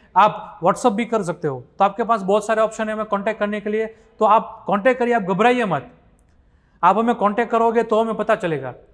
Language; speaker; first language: Hindi; non-native, local second language; Gujarati